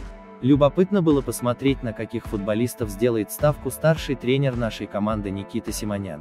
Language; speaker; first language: Russian; native; Russian